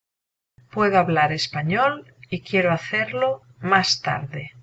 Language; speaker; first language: Spanish; non-native, learner; English